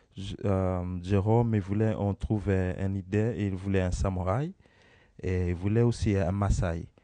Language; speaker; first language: French; non-native, learner; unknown